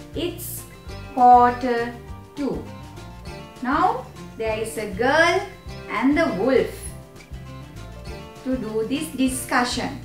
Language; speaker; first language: English; non-native, local second language; Sinhala